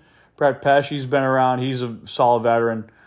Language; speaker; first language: English; native; English